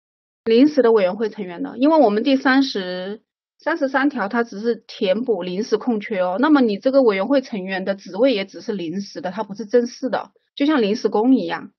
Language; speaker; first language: Chinese; native; Chinese